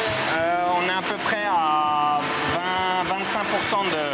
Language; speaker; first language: French; native; French